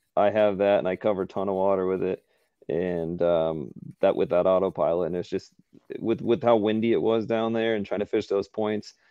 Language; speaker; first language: English; native; English